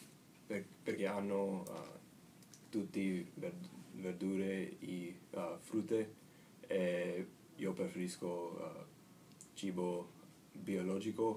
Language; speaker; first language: Italian; non-native, learner; English